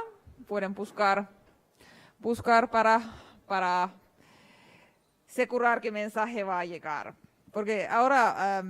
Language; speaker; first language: Spanish; non-native, fluent; Finnish